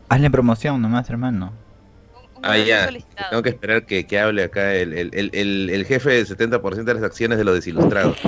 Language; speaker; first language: Spanish; native; Spanish